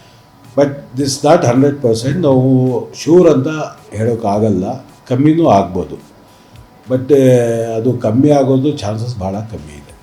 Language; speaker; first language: Kannada; non-native, local second language; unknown